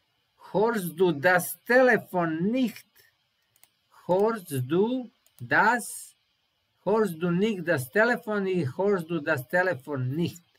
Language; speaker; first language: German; non-native, learner; Serbian